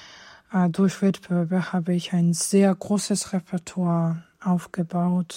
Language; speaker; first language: German; non-native, fluent; Georgian